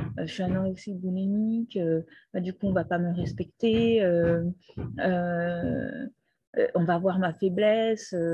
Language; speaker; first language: French; non-native, fluent; Portuguese